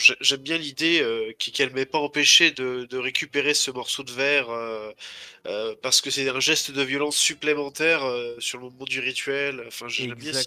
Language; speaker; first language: French; native; French